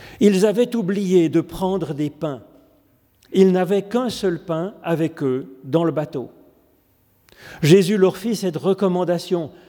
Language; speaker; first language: French; native; French